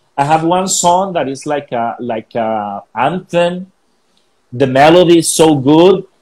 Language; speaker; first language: English; non-native, fluent; Spanish